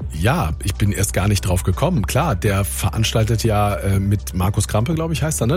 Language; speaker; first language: German; native; German